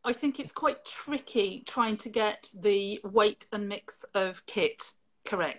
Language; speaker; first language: English; native; English